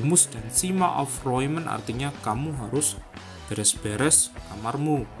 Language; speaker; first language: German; non-native, fluent; Indonesian